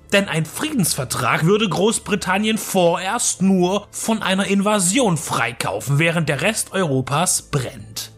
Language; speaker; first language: German; native; German